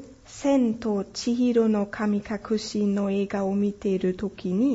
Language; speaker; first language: Japanese; non-native, fluent; German